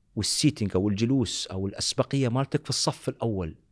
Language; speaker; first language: Arabic; native; Arabic